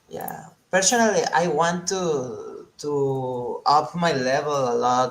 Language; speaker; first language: English; non-native, learner; Spanish